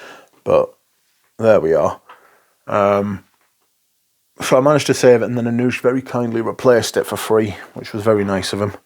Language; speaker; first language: English; native; English